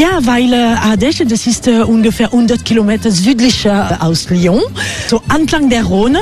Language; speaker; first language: German; non-native, fluent; French